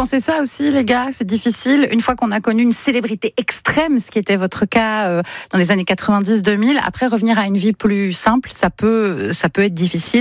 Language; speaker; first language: French; native; French